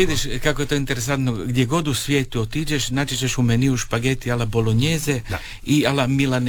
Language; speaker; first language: Serbian; native; Serbian